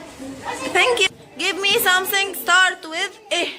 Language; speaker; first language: English; non-native, learner; Arabic